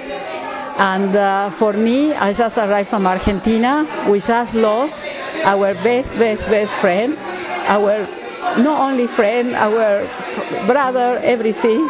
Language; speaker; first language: English; non-native, fluent; Spanish